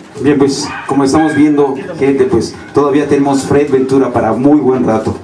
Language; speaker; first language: Spanish; native; Spanish